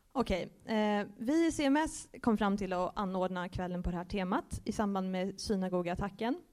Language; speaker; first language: Swedish; native; Swedish